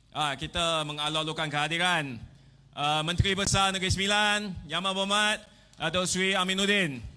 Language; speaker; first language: Malay; non-native, local second language; Chinese